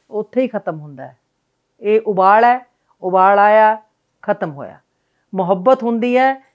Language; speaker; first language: Punjabi; native; Punjabi